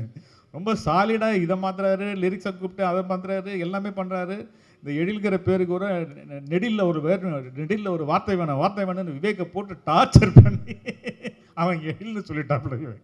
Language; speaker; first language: Tamil; native; Tamil